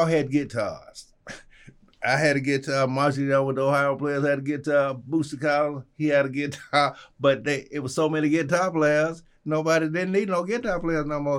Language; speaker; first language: English; native; English